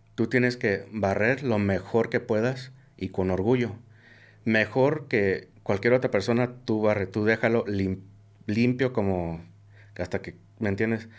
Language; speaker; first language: Spanish; early bilingual, heritage; Spanish